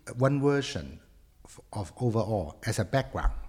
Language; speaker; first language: English; non-native, local second language; Cantonese